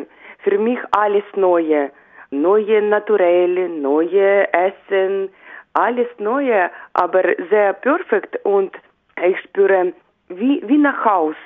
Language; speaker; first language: German; non-native, learner; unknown